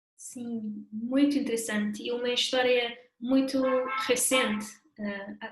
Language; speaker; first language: Portuguese; non-native, fluent; English